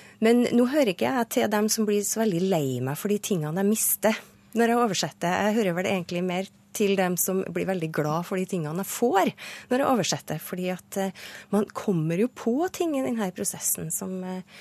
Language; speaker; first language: Norwegian; native; Norwegian